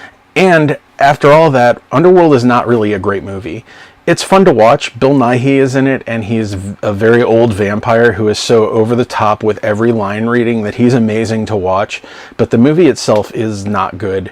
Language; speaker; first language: English; native; English